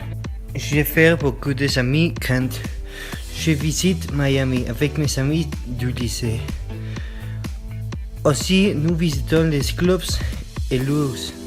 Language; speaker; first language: French; non-native, learner; Spanish